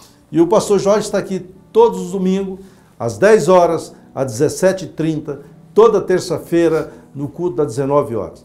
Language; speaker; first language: Portuguese; native; Portuguese